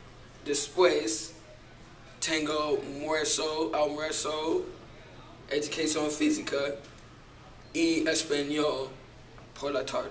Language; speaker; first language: Spanish; non-native, learner; English